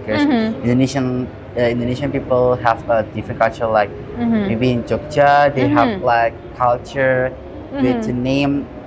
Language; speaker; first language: English; non-native, learner; Indonesian